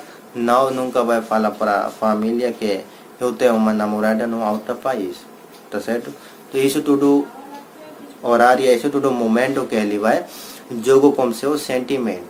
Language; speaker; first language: Portuguese; non-native, learner; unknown